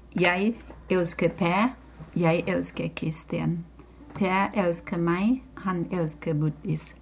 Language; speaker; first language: Norwegian; non-native, learner; Thai